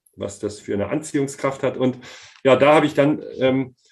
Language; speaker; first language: German; native; German